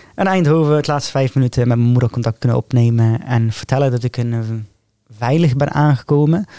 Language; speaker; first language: Dutch; non-native, fluent; Arabic